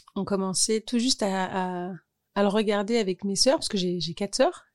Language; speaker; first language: French; native; French